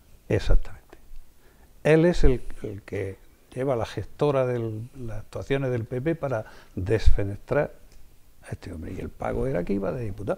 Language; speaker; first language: Spanish; native; Spanish